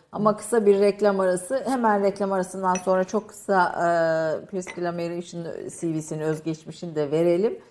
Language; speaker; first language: Turkish; native; Turkish